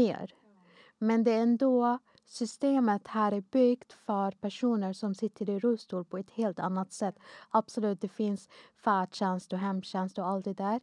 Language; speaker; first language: Swedish; non-native, fluent; Arabic